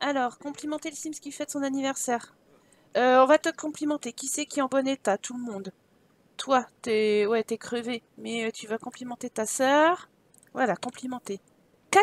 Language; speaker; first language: French; native; French